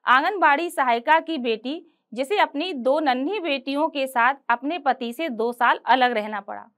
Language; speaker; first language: Hindi; native; Hindi